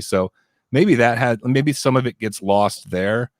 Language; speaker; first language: English; native; English